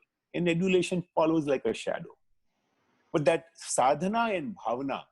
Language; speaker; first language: English; non-native, local second language; Hindi